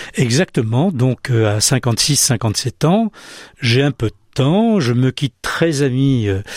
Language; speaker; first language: French; native; French